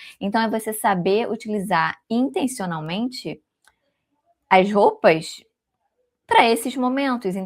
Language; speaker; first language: Portuguese; native; Portuguese